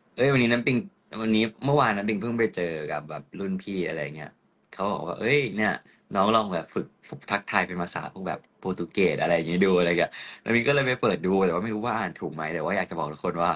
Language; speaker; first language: Thai; native; Thai